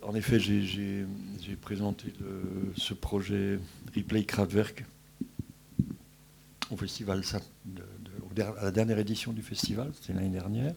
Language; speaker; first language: French; native; French